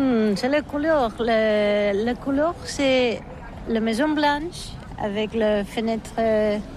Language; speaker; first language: French; non-native, learner; Catalan